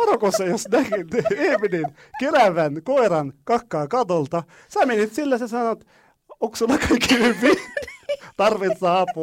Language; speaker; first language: Finnish; non-native, learner; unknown